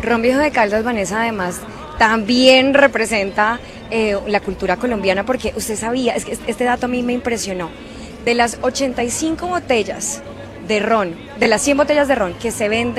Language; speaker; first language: Spanish; native; Spanish